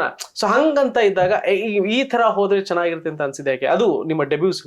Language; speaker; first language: Kannada; native; Kannada